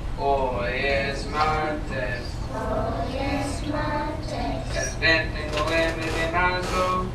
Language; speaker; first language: Spanish; non-native, learner; English